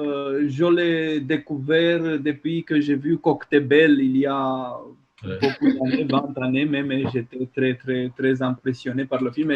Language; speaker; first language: French; non-native, fluent; Romanian